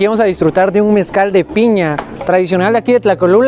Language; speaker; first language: Spanish; native; Spanish